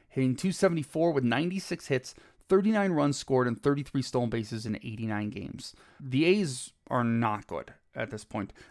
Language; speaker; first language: English; native; English